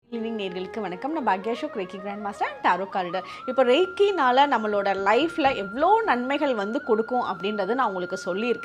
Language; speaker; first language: Tamil; native; Tamil